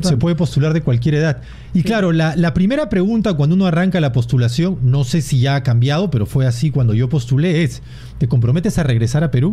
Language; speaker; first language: Spanish; native; Spanish